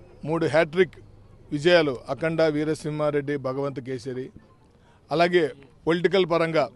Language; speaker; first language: Telugu; native; Telugu